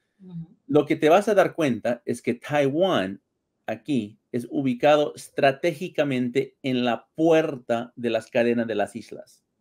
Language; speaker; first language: Spanish; early bilingual, heritage; Spanish